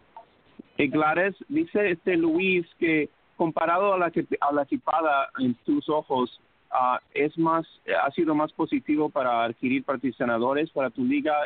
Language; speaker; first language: Spanish; early bilingual, heritage; English